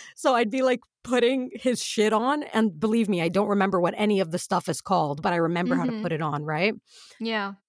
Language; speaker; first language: English; early bilingual, other home language; Arabic